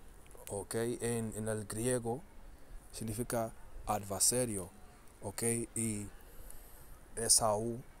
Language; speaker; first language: Spanish; early bilingual, heritage; Spanish